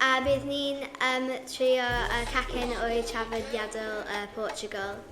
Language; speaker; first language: Welsh; non-native, local second language; English